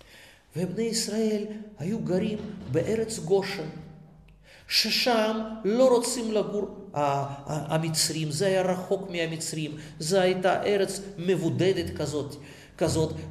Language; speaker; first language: Hebrew; non-native, fluent; Russian